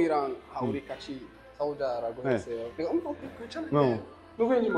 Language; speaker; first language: Korean; non-native, learner; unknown